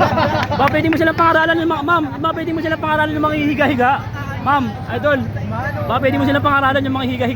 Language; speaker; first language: Filipino; native; Filipino